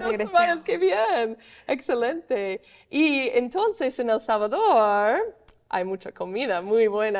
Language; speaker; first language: Spanish; non-native, fluent; English